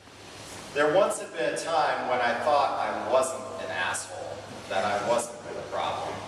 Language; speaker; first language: English; native; English